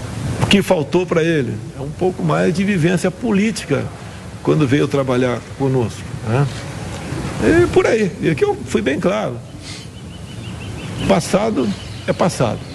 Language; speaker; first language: Portuguese; native; Portuguese